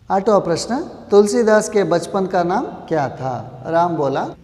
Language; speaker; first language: Hindi; non-native, local second language; Kannada